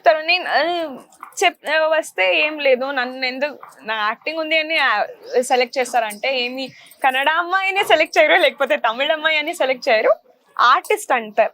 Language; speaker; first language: Telugu; non-native, local second language; Kannada